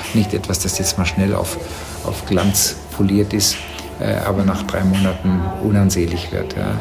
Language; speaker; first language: German; native; German